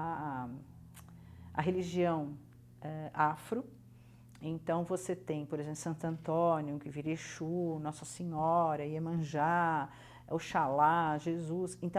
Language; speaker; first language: Portuguese; native; Portuguese